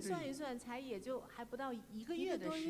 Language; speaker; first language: Chinese; native; Chinese